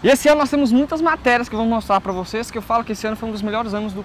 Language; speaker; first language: Portuguese; native; Portuguese